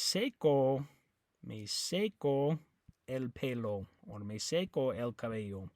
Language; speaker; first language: Spanish; non-native, fluent; English